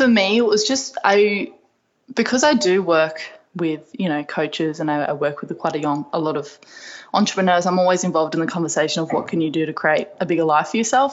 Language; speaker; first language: English; native; English